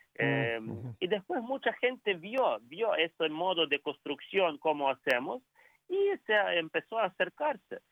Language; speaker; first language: Spanish; non-native, fluent; Ukrainian